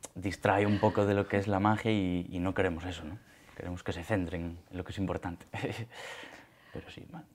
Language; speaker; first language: Spanish; native; Spanish